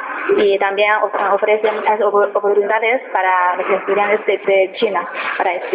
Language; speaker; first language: Spanish; non-native, learner; Chinese